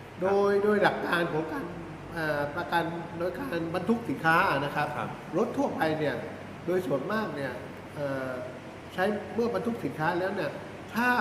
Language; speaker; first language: Thai; native; Thai